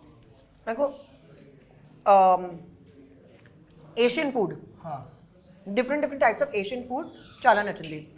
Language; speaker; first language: Telugu; non-native, fluent; Hindi